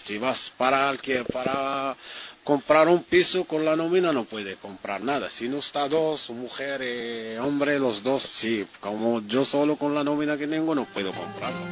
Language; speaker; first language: Spanish; non-native, learner; Arabic